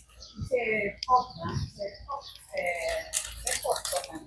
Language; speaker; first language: French; non-native, fluent; Portuguese